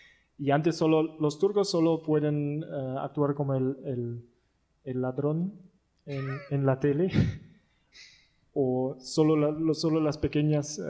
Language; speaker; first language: Spanish; non-native, learner; German